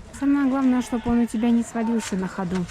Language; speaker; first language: Russian; native; Russian